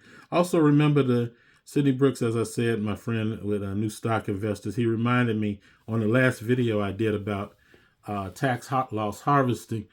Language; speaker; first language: English; native; English